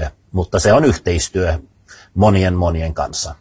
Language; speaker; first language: Finnish; early bilingual, other home language; Swedish